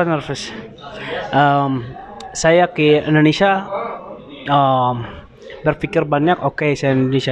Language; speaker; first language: Indonesian; non-native, learner; Arabic